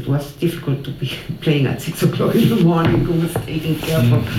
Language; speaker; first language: English; non-native, fluent; Spanish